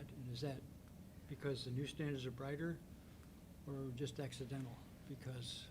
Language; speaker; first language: English; native; English